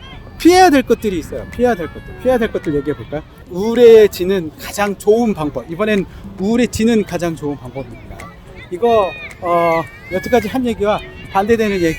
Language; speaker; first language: Korean; native; Korean